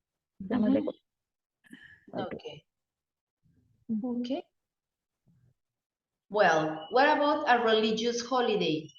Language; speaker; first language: English; non-native, fluent; Spanish